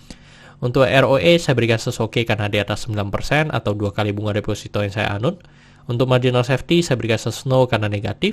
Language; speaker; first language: Indonesian; native; Indonesian